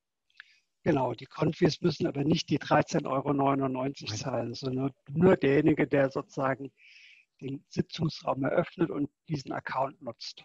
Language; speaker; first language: German; native; German